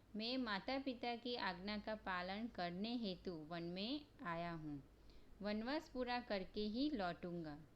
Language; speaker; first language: Hindi; non-native, local second language; Gujarati